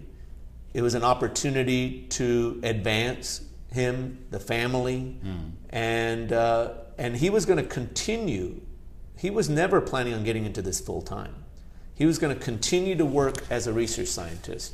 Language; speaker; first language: English; early bilingual, other home language; Gujarati